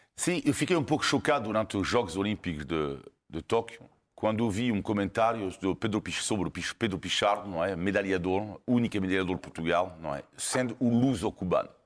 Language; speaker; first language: Portuguese; non-native, fluent; French